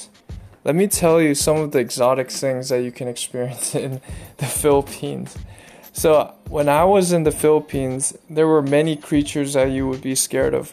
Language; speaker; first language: English; non-native, local second language; Korean